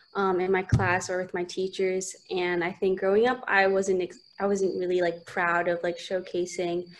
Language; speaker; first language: English; native; English